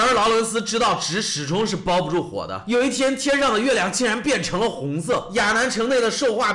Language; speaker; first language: Chinese; native; Chinese